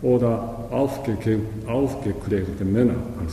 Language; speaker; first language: German; non-native, learner; Japanese